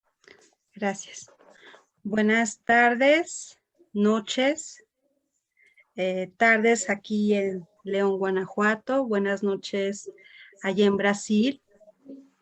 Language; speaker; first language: Spanish; native; Spanish